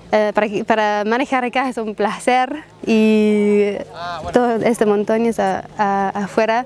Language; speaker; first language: Spanish; non-native, learner; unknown